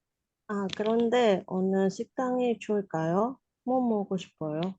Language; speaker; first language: Korean; non-native, learner; Indonesian